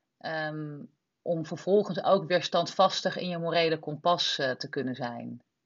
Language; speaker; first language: Dutch; native; Dutch